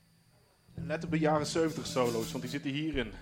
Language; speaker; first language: Dutch; native; Dutch